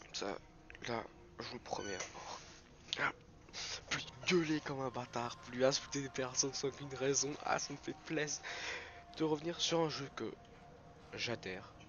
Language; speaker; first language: French; native; French